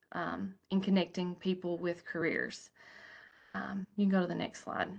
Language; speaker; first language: English; native; English